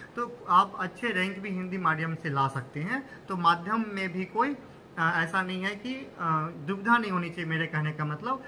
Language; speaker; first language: Hindi; native; Hindi